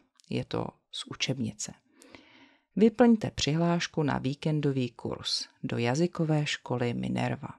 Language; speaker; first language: Czech; native; Czech